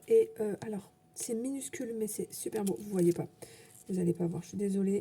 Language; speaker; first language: French; native; French